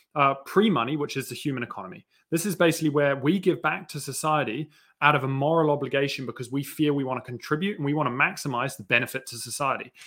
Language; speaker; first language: English; native; English